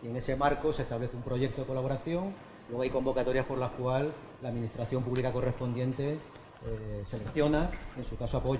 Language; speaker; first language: Spanish; native; Spanish